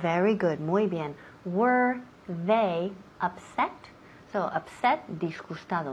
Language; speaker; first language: Spanish; non-native, fluent; English